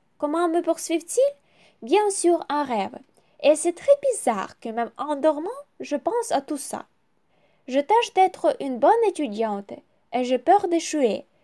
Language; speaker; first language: French; non-native, learner; Ukrainian